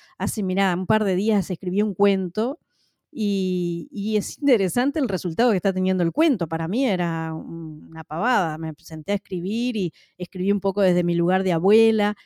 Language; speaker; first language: Spanish; native; Spanish